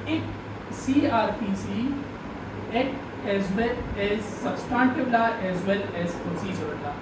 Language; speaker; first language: English; non-native, local second language; Urdu